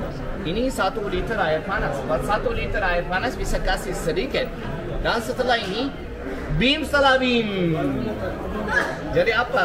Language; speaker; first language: Indonesian; non-native, learner; Turkish